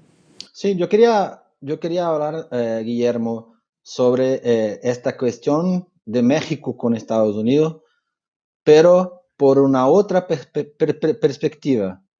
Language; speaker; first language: Spanish; non-native, fluent; Portuguese